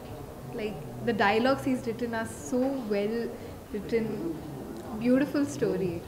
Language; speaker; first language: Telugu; non-native, fluent; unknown